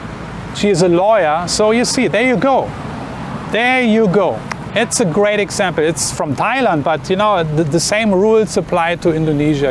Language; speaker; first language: English; non-native, fluent; German